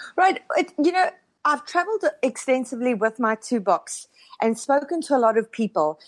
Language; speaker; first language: English; native; English